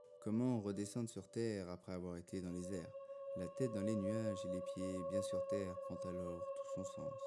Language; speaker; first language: French; native; French